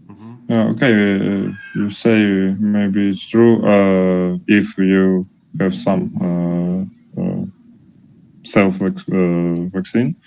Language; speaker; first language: English; non-native, learner; Russian